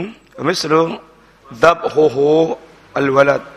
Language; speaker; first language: Arabic; non-native, fluent; Indonesian